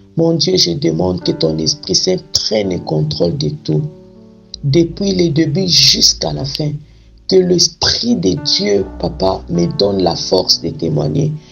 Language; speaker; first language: French; non-native, local second language; Lingala